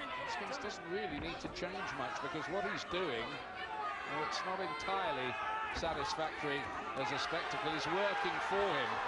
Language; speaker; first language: English; native; English